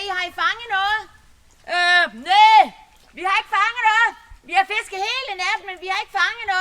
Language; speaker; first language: Danish; native; Danish